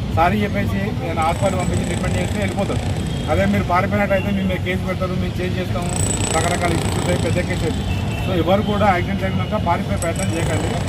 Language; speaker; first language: Telugu; native; Telugu